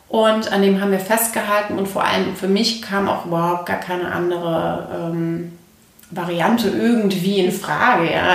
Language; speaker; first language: German; native; German